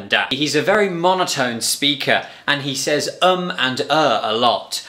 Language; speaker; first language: English; native; English